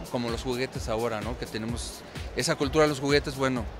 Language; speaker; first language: Spanish; native; Spanish